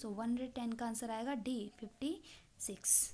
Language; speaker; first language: Hindi; native; Hindi